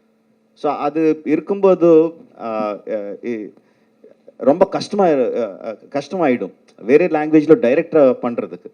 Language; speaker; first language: Tamil; non-native, local second language; Telugu